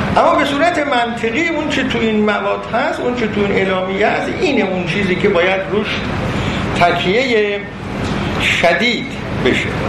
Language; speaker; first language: Persian; non-native, local second language; Azerbaijani